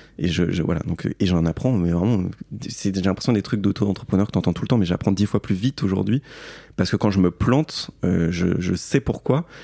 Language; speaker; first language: French; native; French